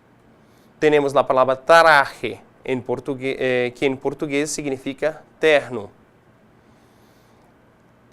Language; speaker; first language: Spanish; non-native, fluent; Portuguese